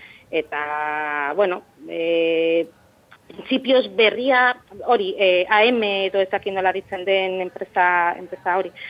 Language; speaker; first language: Basque; non-native, local second language; Spanish